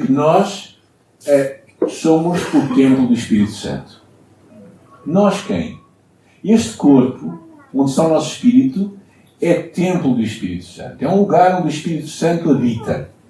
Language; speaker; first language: Portuguese; native; Portuguese